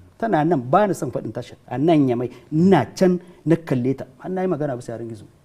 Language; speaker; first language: Hausa; non-native, local second language; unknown